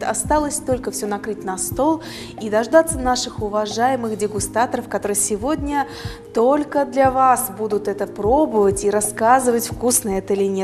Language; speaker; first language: Russian; native; Russian